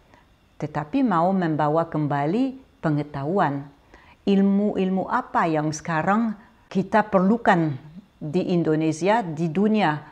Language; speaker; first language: Indonesian; non-native, fluent; French